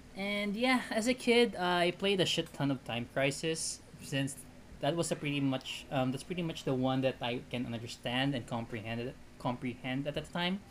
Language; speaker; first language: English; non-native, local second language; Filipino